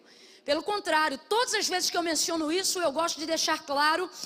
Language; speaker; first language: Portuguese; native; Portuguese